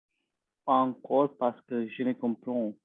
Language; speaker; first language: French; non-native, learner; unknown